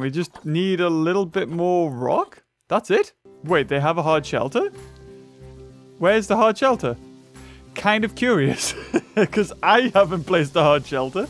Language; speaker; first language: English; native; English